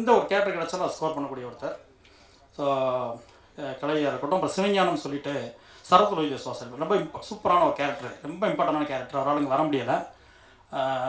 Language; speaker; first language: Tamil; native; Tamil